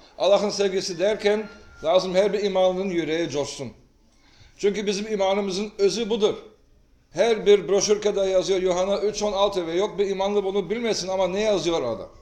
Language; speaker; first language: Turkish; native; Turkish